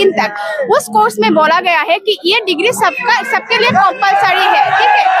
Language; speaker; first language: Hindi; non-native, local second language; Assamese